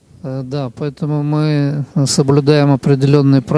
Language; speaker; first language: Russian; native; Russian